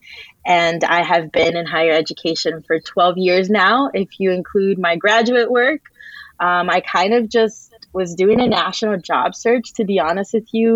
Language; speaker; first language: English; early bilingual, other home language; Spanish